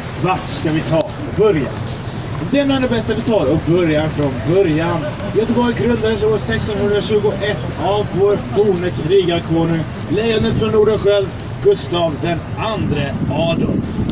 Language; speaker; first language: Swedish; native; Swedish